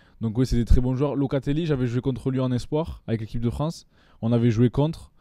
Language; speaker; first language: French; native; French